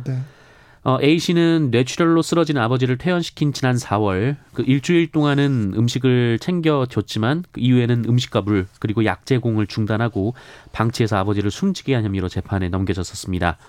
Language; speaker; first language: Korean; native; Korean